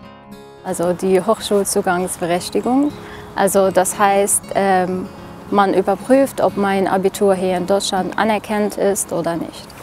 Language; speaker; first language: German; non-native, fluent; Arabic